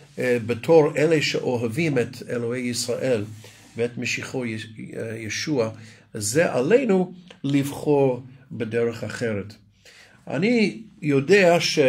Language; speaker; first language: Hebrew; non-native, fluent; English